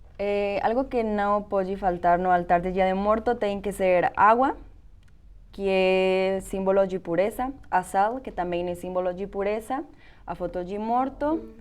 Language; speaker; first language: Portuguese; non-native, fluent; Spanish